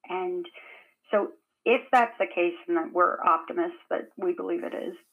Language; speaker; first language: English; native; English